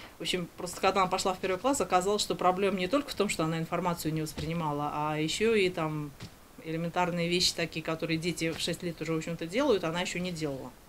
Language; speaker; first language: Russian; native; Russian